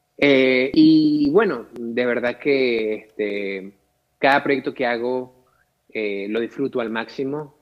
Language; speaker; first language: Spanish; native; Spanish